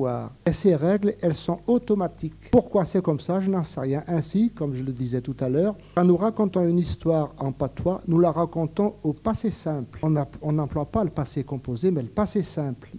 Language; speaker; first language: French; native; French